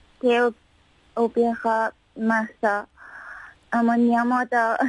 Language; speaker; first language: Bulgarian; non-native, learner; Persian